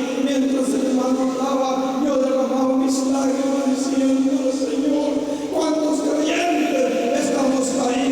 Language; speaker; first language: Spanish; native; Spanish